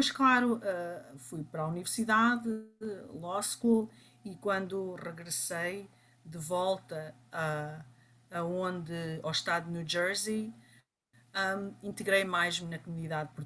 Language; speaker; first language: Portuguese; early bilingual, other home language; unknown